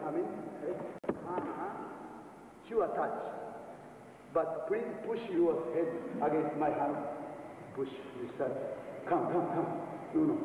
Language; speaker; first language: English; non-native, learner; Japanese